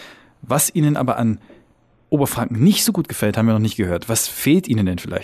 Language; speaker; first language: German; native; German